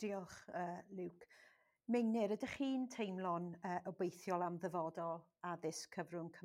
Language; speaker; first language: Welsh; non-native, local second language; English